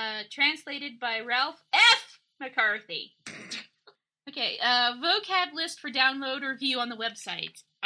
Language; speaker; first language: English; native; English